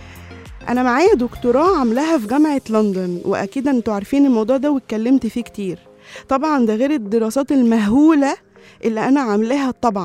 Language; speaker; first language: Arabic; native; Arabic